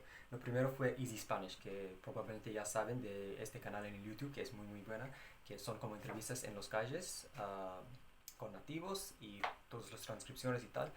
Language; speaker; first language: Spanish; non-native, fluent; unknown